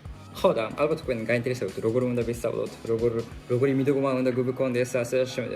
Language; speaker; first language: Georgian; non-native, fluent; Japanese